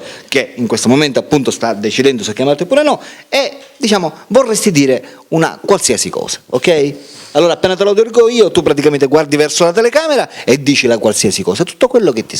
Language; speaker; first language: Italian; native; Italian